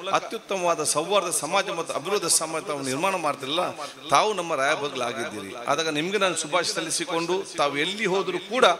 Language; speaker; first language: Kannada; non-native, local second language; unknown